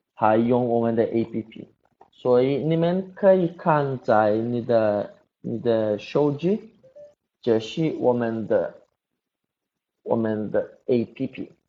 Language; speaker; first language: Chinese; non-native, learner; Portuguese